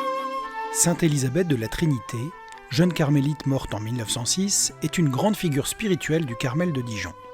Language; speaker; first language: French; native; French